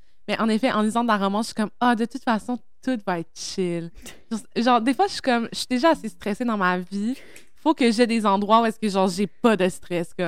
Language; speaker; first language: French; native; French